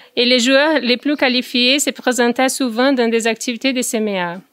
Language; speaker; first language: French; non-native, fluent; Portuguese